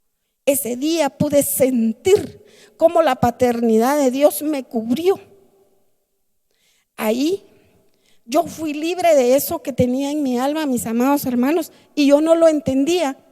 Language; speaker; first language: Spanish; native; Spanish